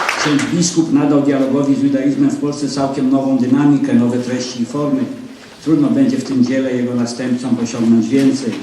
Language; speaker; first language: Polish; native; Polish